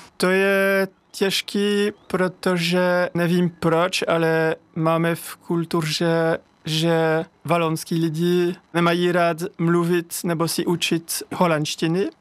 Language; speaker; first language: Czech; non-native, fluent; French